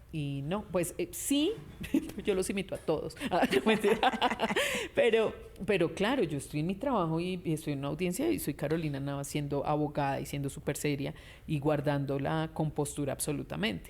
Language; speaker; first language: Spanish; native; Spanish